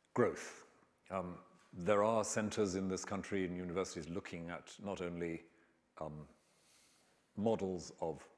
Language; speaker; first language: English; native; English